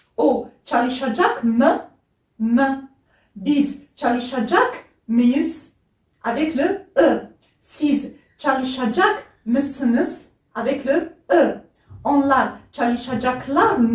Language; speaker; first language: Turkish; non-native, fluent; French